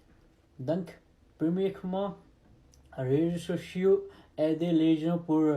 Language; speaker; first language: French; non-native, learner; Nepali